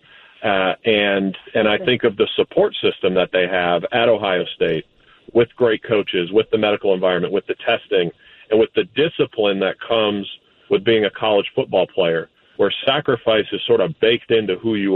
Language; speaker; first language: English; native; English